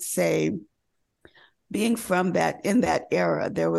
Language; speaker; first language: English; native; English